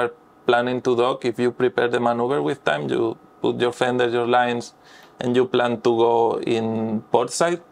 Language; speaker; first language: English; non-native, fluent; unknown